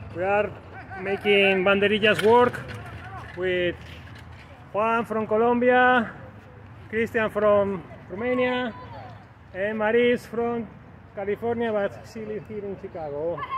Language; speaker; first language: English; non-native, learner; Spanish